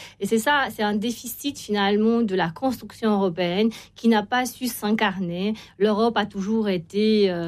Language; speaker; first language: French; non-native, fluent; Romanian